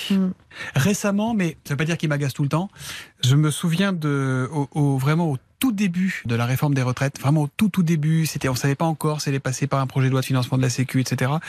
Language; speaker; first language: French; native; French